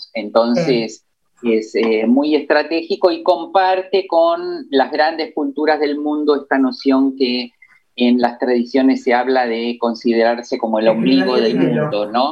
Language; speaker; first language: Spanish; native; Spanish